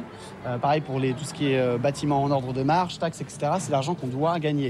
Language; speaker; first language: French; native; French